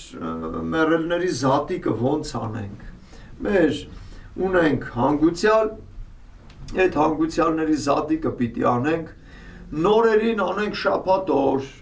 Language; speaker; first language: Armenian; native; Armenian